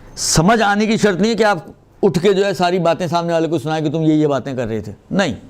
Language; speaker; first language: Urdu; non-native, local second language; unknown